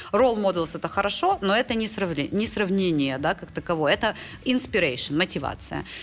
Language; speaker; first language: Russian; native; Russian